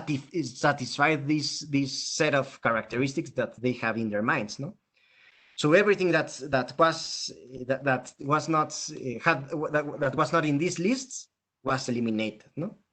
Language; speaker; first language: English; non-native, fluent; Spanish